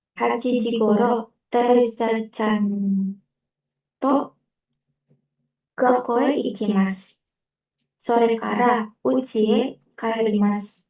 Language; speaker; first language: Japanese; non-native, learner; Indonesian